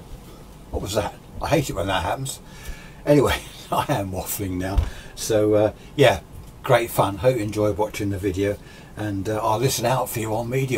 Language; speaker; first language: English; native; English